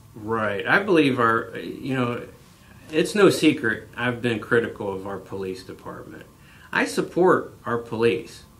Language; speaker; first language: English; native; English